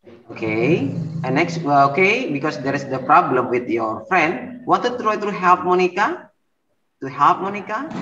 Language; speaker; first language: English; non-native, learner; Indonesian